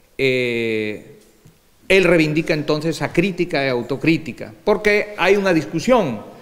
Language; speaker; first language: Galician; early bilingual, heritage; Galician